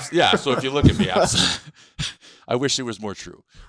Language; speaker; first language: English; native; English